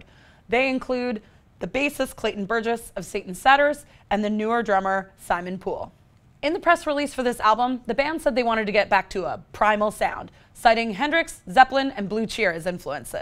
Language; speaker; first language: English; native; English